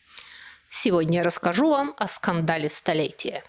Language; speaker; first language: Russian; native; Russian